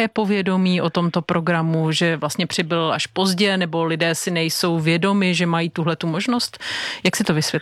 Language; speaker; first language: Czech; native; Czech